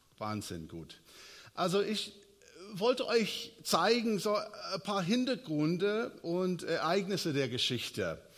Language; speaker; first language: German; non-native, fluent; English